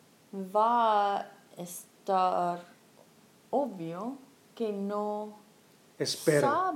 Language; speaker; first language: Spanish; non-native, learner; English